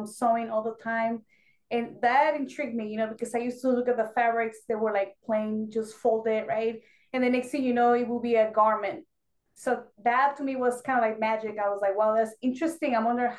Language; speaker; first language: English; non-native, fluent; Spanish